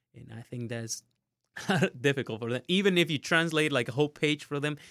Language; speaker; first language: English; non-native, fluent; Spanish